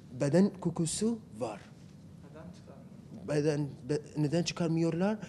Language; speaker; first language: Turkish; non-native, learner; Arabic